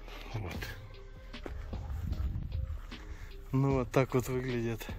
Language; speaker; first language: Russian; native; Russian